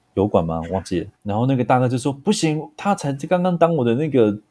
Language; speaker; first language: Chinese; native; Chinese